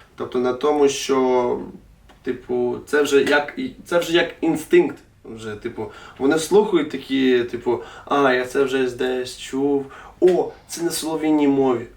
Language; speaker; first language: Ukrainian; non-native, local second language; Russian